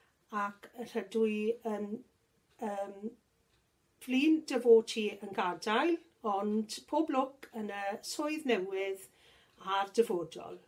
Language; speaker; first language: Welsh; non-native, learner; English